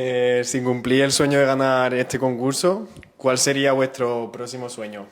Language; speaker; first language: Spanish; native; Spanish